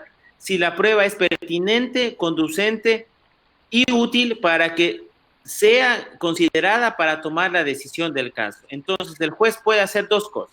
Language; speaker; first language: Spanish; native; Spanish